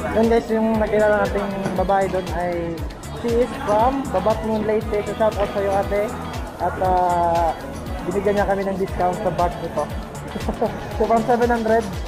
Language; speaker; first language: Filipino; non-native, local second language; Waray